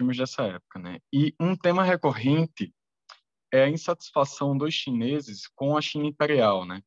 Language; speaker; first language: Portuguese; native; Portuguese